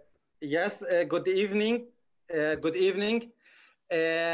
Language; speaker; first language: English; non-native, learner; Arabic